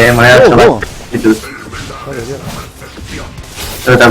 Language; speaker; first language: Basque; non-native, local second language; Spanish